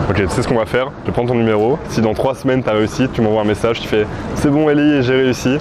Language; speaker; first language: French; early bilingual, other home language; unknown